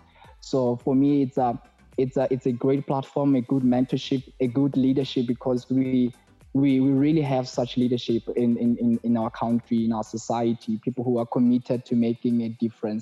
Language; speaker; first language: English; non-native, local second language; Tswana